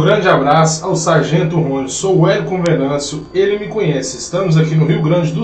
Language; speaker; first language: Portuguese; native; Portuguese